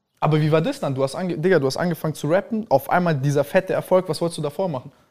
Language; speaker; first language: German; native; German